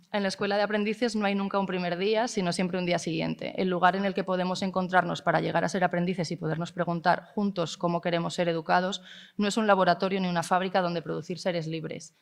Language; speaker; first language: Spanish; non-native, local second language; Catalan